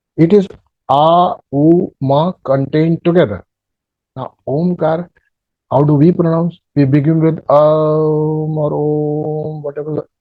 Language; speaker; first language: English; non-native, local second language; Hindi